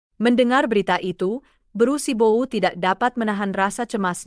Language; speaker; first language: Indonesian; native; Indonesian